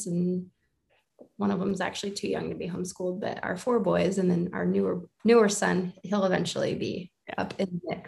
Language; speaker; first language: English; native; English